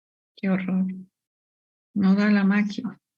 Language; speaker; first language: Spanish; native; Spanish